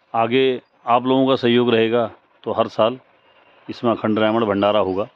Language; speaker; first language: Hindi; native; Hindi